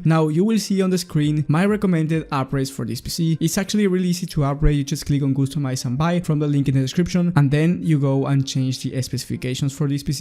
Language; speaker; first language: English; non-native, fluent; Spanish